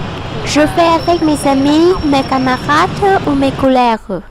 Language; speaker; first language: French; non-native, local second language; Vietnamese